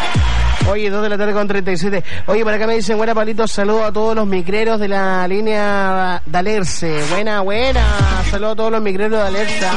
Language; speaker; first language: Spanish; native; Spanish